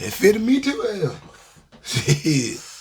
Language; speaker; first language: English; native; English